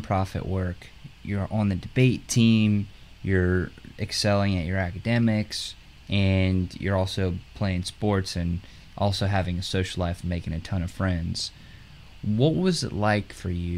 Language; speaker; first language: English; native; English